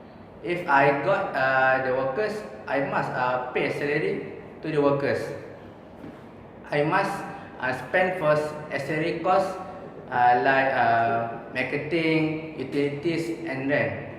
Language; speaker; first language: English; non-native, learner; Malay